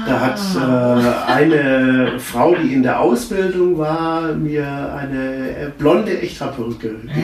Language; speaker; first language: German; native; German